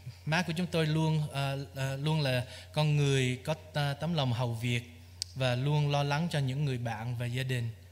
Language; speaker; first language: Vietnamese; early bilingual, heritage; Vietnamese